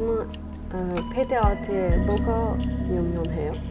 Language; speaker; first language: Korean; non-native, learner; Russian